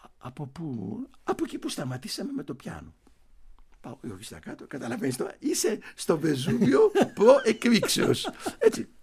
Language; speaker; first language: Greek; early bilingual, heritage; Greek